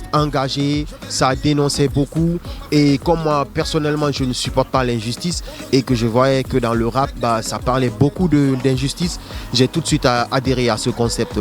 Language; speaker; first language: French; non-native, local second language; Fula